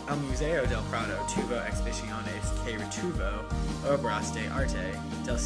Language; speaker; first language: Spanish; non-native, learner; English